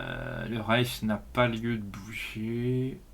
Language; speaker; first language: French; native; French